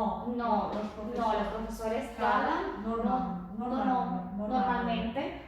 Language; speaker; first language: Spanish; non-native, learner; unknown